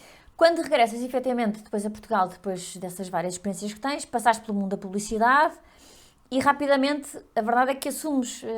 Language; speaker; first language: Portuguese; native; Portuguese